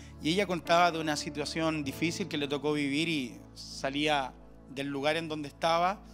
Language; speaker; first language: Spanish; native; Spanish